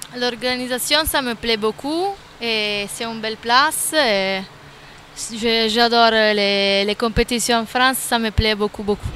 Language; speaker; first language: French; non-native, fluent; Italian